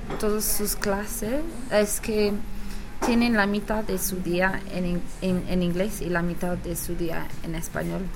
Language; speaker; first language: Spanish; non-native, learner; English